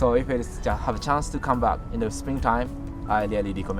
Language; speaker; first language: English; non-native, learner; Japanese